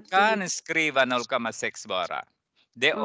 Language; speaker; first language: Swedish; non-native, fluent; Arabic